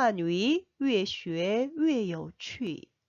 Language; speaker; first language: Chinese; non-native, fluent; Korean